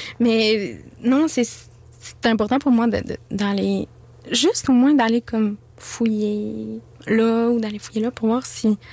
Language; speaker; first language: French; native; French